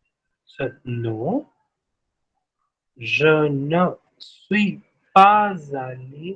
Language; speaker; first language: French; non-native, fluent; Hindi